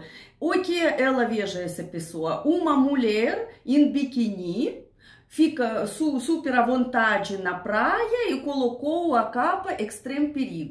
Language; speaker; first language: Portuguese; non-native, learner; Russian